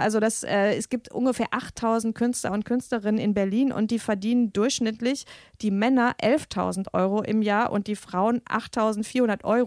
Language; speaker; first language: German; native; German